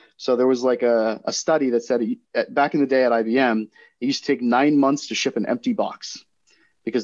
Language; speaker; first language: English; native; English